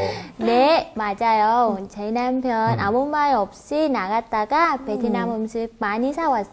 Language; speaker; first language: Korean; non-native, learner; Vietnamese